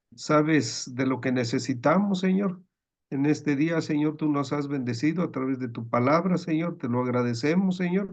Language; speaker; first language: Spanish; native; Spanish